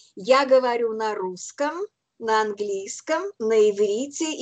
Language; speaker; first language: Russian; native; Russian